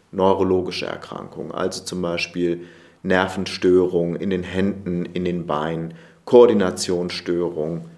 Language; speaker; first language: German; native; German